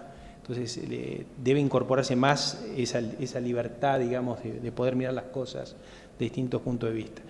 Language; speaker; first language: Spanish; native; Spanish